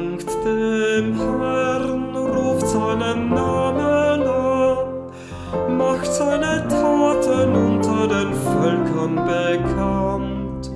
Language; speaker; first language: German; native; German